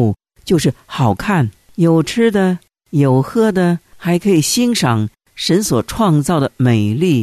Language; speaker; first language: Chinese; native; Chinese